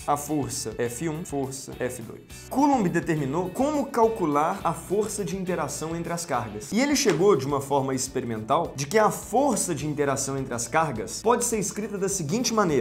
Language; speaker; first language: Portuguese; native; Portuguese